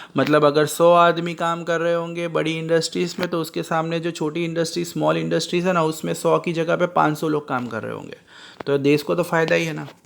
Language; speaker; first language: Hindi; native; Hindi